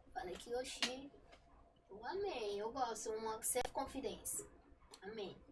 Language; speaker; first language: Portuguese; non-native, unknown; Yoruba